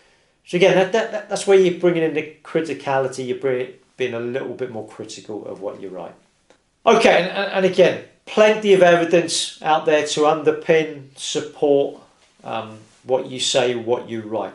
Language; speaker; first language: English; native; English